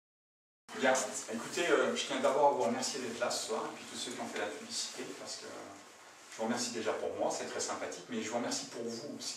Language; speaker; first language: French; native; French